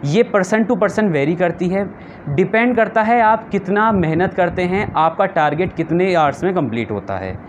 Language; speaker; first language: Hindi; native; Hindi